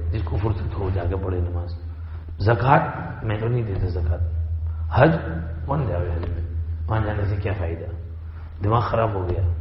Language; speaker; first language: Urdu; non-native, local second language; Gujarati